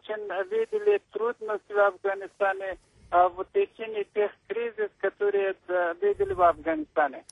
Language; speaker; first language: Russian; non-native, learner; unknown